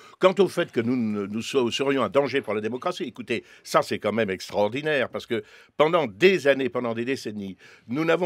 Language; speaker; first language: French; native; French